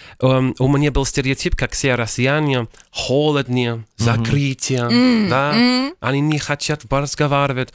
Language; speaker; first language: Russian; non-native, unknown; English